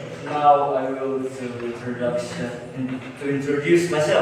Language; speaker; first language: English; non-native, learner; Indonesian